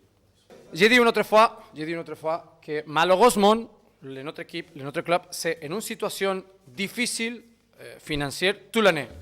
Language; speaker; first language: French; non-native, fluent; Spanish